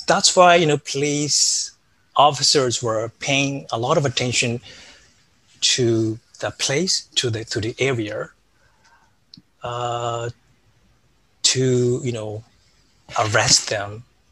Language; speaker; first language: English; non-native, fluent; Japanese